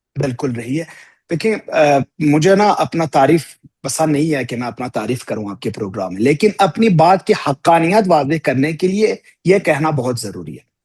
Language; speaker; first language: Urdu; non-native, local second language; Balti